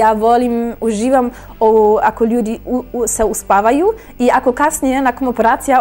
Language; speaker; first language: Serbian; early bilingual, heritage; German